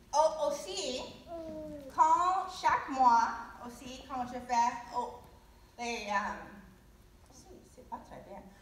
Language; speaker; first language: French; non-native, learner; English